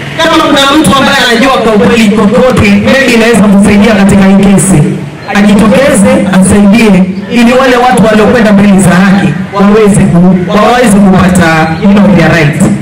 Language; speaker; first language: Swahili; native; Swahili